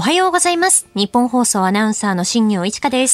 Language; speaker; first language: Japanese; native; Japanese